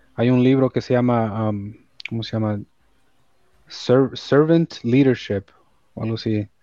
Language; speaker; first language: Spanish; early bilingual, heritage; Spanish